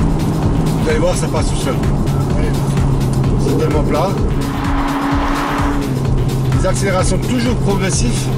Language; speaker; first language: French; native; French